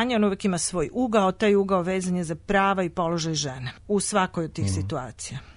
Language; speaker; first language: Serbian; native; Serbian